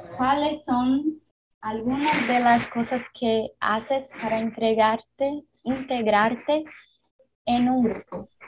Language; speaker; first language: Spanish; non-native, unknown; Portuguese